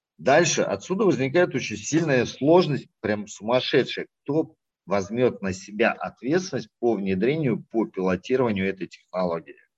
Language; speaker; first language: Russian; native; Russian